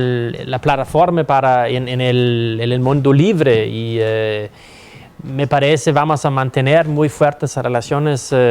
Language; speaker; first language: Spanish; non-native, fluent; Danish